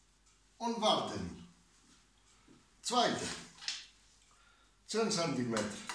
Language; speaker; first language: German; non-native, learner; Greek